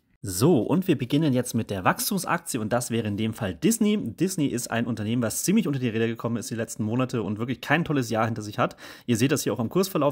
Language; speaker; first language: German; native; German